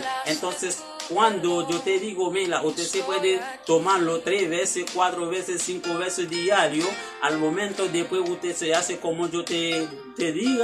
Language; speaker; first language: Spanish; non-native, learner; Haitian Creole